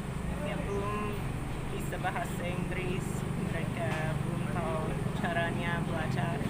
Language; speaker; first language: Indonesian; non-native, fluent; English